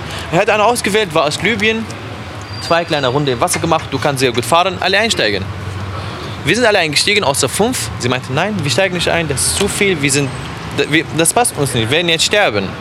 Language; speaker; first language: German; non-native, fluent; Arabic